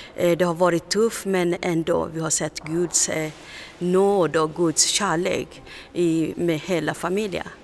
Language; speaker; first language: Swedish; non-native, learner; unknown